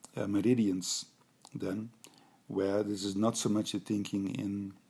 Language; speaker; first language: English; non-native, fluent; Dutch